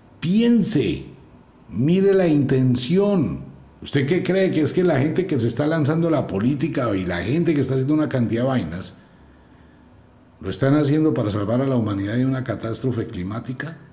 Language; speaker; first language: Spanish; native; Spanish